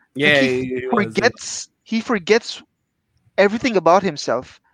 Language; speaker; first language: English; non-native, local second language; Filipino